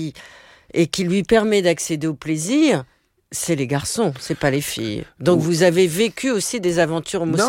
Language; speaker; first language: French; native; French